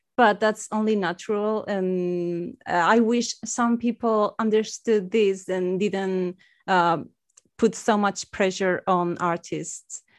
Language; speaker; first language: English; non-native, fluent; Spanish